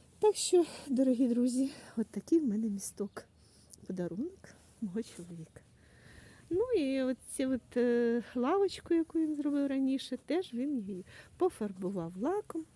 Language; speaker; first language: Ukrainian; native; Ukrainian